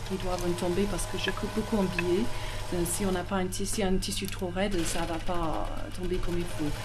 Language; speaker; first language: French; non-native, fluent; English